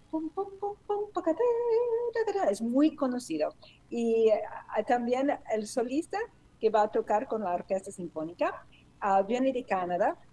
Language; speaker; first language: Spanish; non-native, fluent; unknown